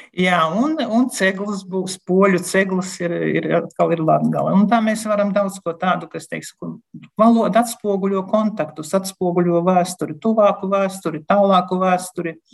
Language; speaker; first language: Latvian; native; Latvian